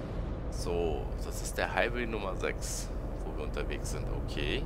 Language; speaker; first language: German; native; German